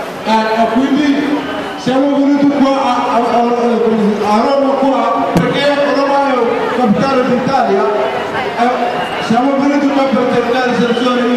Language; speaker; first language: Italian; non-native, learner; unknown